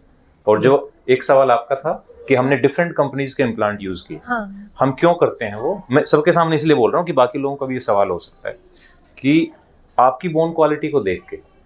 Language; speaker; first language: Hindi; native; Hindi